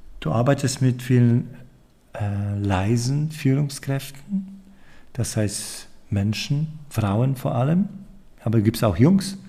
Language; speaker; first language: German; non-native, fluent; Polish